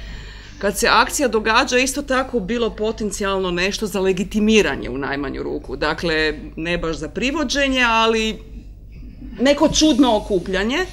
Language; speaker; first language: Croatian; native; Croatian